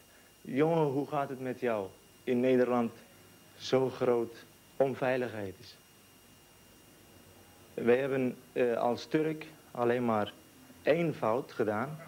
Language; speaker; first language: Dutch; non-native, learner; Turkish